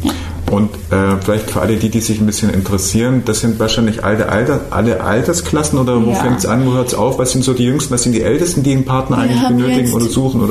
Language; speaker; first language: German; native; German